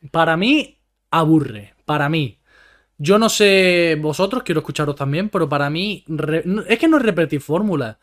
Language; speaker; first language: Spanish; native; Spanish